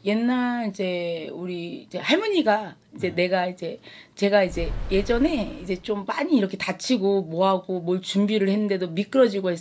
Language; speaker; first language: Korean; native; Korean